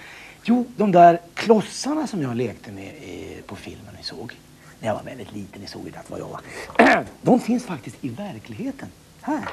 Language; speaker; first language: Swedish; native; Swedish